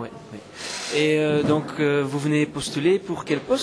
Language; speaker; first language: French; non-native, fluent; Dutch